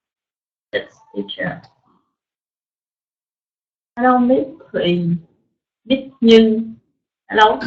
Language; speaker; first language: English; non-native, learner; Vietnamese